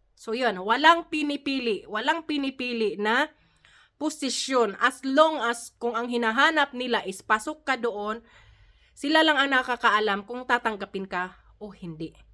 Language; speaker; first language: Filipino; non-native, local second language; Cebuano